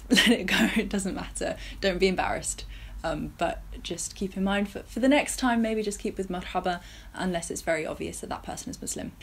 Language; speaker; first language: English; native; English